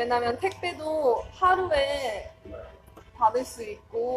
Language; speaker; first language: Korean; non-native, learner; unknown